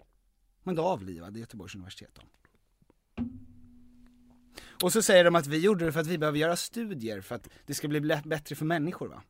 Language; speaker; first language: Swedish; native; Swedish